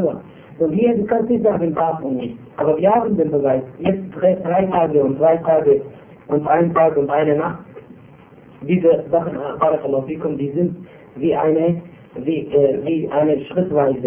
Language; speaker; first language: German; non-native, fluent; Arabic